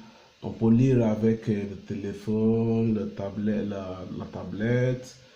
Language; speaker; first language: French; non-native, learner; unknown